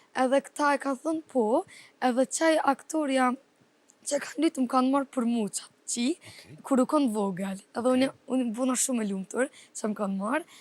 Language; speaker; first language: Albanian; non-native, fluent; Turkish